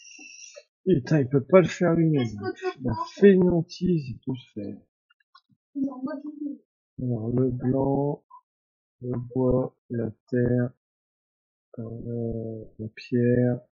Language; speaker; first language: French; native; French